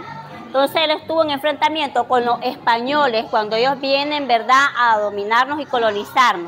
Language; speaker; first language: Spanish; native; Spanish